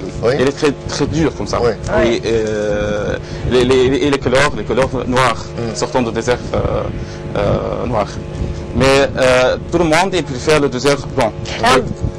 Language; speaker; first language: French; non-native, learner; Arabic